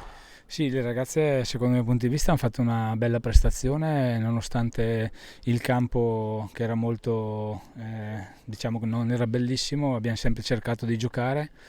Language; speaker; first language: Italian; native; Italian